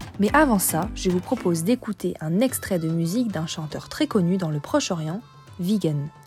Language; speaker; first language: French; native; French